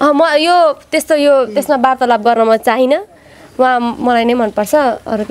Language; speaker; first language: Nepali; native; Nepali